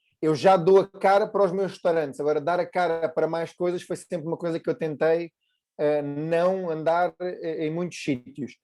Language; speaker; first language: Portuguese; native; Portuguese